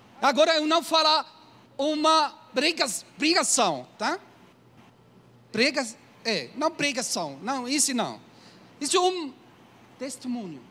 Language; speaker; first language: Portuguese; non-native, learner; Arabic